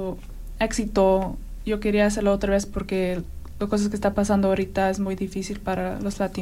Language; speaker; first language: Spanish; early bilingual, heritage; Spanish